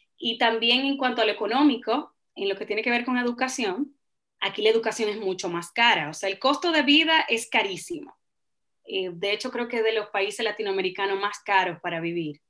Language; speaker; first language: Spanish; native; Spanish